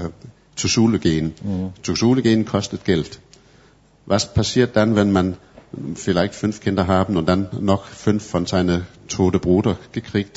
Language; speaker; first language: German; non-native, fluent; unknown